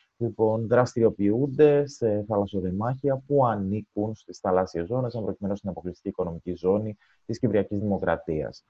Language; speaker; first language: Greek; native; Greek